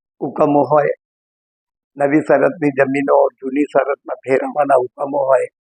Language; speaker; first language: Gujarati; native; Gujarati